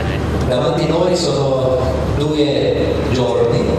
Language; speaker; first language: Italian; non-native, fluent; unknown